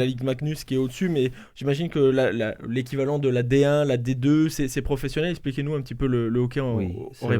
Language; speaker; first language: French; native; French